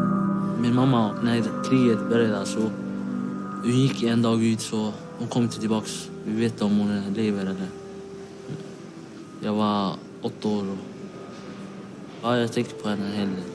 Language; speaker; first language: Swedish; non-native, fluent; Somali